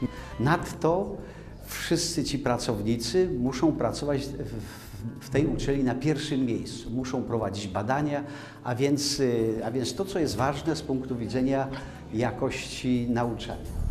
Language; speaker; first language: Polish; native; Polish